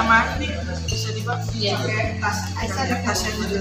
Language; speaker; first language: Indonesian; native; Indonesian